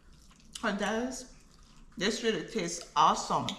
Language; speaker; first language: English; non-native, local second language; Jamaican Creole English